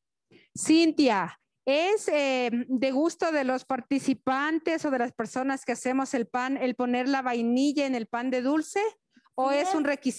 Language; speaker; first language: Spanish; native; Spanish